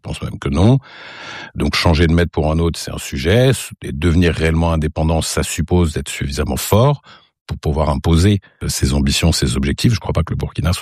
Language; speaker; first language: French; non-native, local second language; Arabic